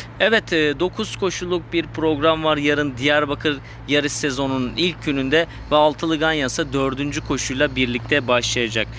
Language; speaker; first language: Turkish; native; Turkish